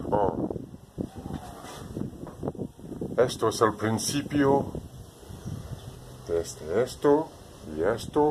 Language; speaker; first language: Spanish; non-native, learner; English